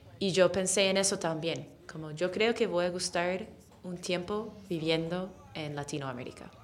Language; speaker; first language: Spanish; non-native, fluent; English